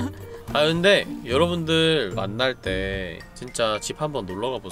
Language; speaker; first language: Korean; native; Korean